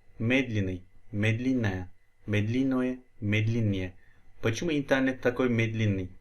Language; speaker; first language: Russian; non-native, fluent; Turkish